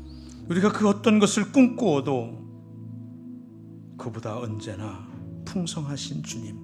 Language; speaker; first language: Korean; native; Korean